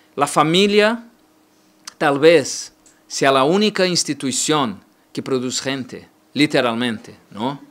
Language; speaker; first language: Spanish; non-native, learner; Portuguese